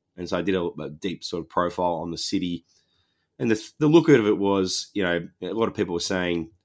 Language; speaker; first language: English; native; English